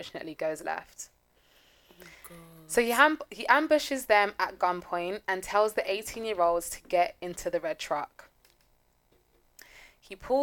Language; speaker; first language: English; native; English